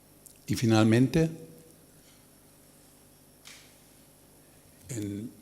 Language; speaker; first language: Spanish; non-native, learner; German